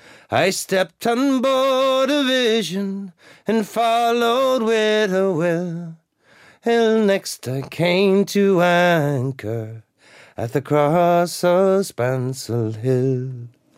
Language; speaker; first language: English; native; English